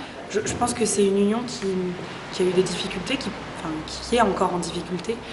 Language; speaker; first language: French; native; French